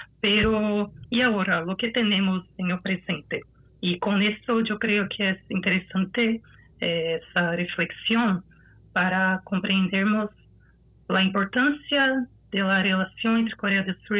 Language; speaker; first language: Spanish; non-native, fluent; Portuguese